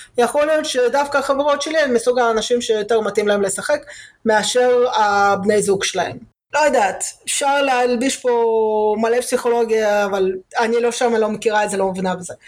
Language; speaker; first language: Hebrew; early bilingual, other home language; Russian